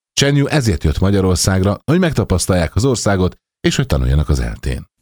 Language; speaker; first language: Hungarian; native; Hungarian